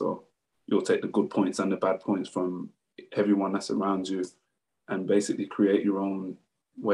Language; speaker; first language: English; native; English